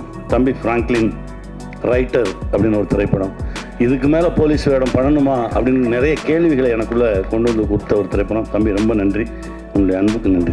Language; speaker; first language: Tamil; native; Tamil